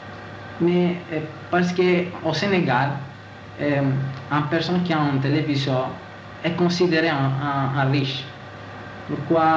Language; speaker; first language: French; non-native, learner; Italian